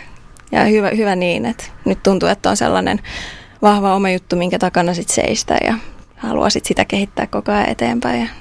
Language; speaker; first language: Finnish; native; Finnish